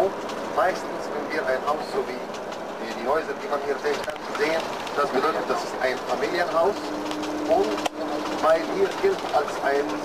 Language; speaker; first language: German; non-native, fluent; Arabic